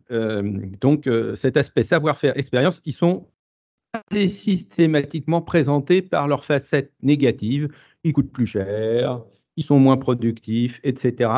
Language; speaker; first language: French; native; French